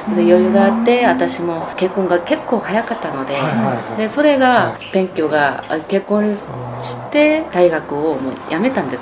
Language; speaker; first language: Japanese; non-native, fluent; Korean